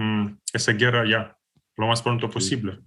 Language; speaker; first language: Spanish; non-native, fluent; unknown